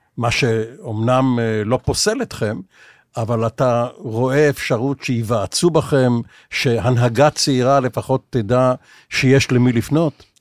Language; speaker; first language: Hebrew; native; Hebrew